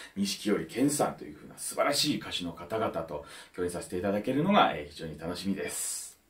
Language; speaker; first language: Japanese; native; Japanese